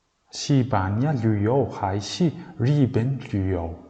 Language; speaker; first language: Chinese; non-native, learner; Mongolian